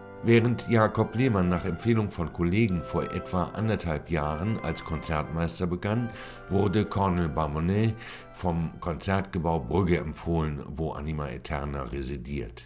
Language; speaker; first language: German; native; German